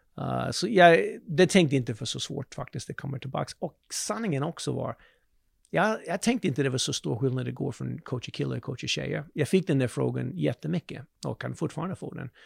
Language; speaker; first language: Swedish; non-native, fluent; English